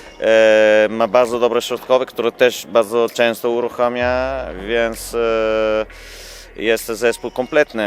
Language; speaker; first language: Polish; non-native, fluent; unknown